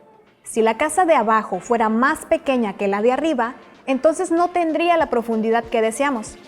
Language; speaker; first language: Spanish; native; Spanish